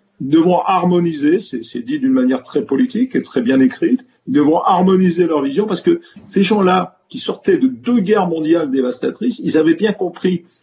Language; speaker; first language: French; native; French